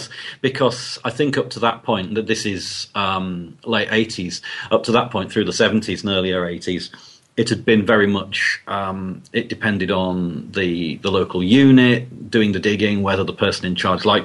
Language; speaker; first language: English; native; English